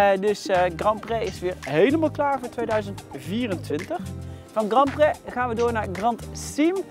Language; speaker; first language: Dutch; native; Dutch